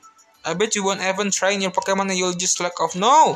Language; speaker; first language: English; non-native, learner; Indonesian